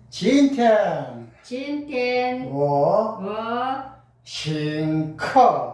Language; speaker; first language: Chinese; non-native, learner; Korean